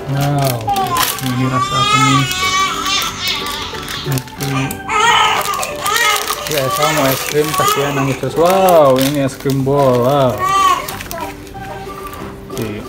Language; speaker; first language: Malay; non-native, local second language; Sundanese